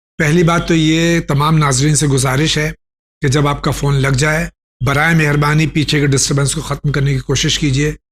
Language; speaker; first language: Urdu; native; Urdu